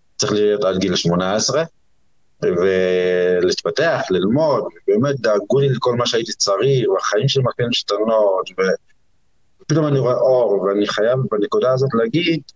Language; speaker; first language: Hebrew; non-native, local second language; Arabic